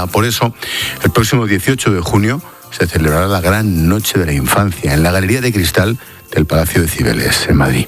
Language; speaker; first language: Spanish; native; Spanish